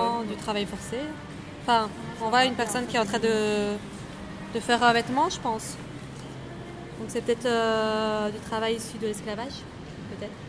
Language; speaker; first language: French; native; French